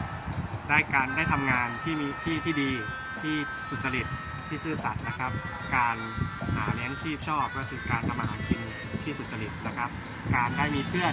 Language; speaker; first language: Thai; native; Thai